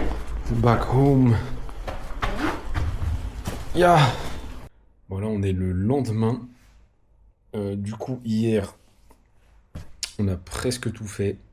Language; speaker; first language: French; native; French